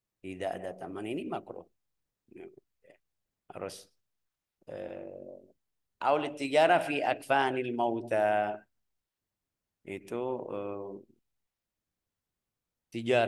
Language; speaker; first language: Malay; non-native, fluent; Arabic